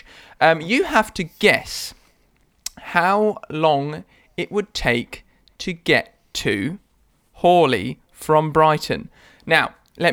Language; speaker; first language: English; native; English